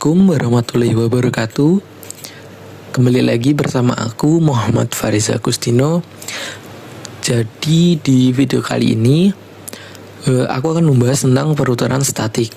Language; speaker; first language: Indonesian; native; Indonesian